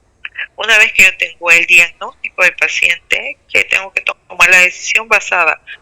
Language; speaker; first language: Spanish; native; Spanish